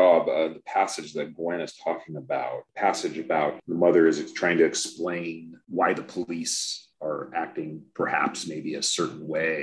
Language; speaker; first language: English; native; English